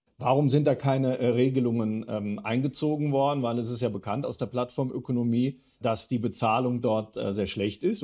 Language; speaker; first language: German; native; German